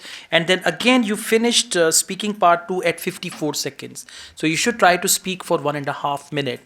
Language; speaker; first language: English; non-native, fluent; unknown